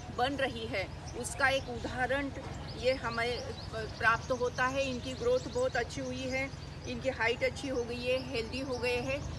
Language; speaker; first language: Hindi; non-native, local second language; Marathi